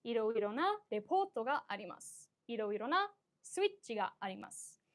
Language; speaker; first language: Japanese; non-native, fluent; English